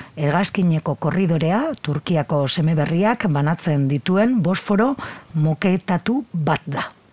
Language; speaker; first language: Basque; native; Basque